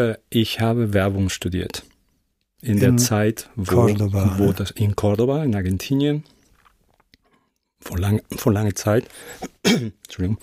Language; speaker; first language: German; non-native, fluent; Spanish